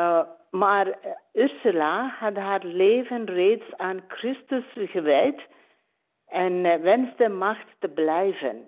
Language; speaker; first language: Dutch; non-native, learner; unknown